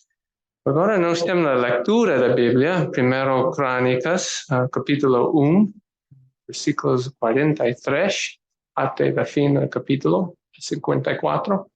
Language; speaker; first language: Portuguese; non-native, learner; English